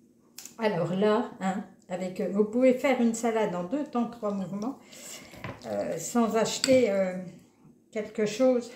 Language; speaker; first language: French; native; French